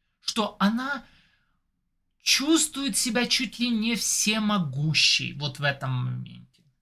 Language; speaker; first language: Russian; native; Russian